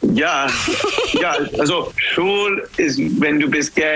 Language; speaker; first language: German; non-native, learner; English